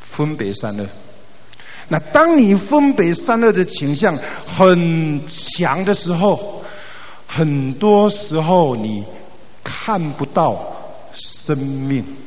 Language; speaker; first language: Chinese; native; Chinese